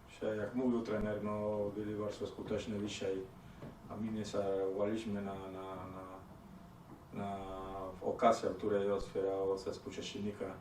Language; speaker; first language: Polish; non-native, learner; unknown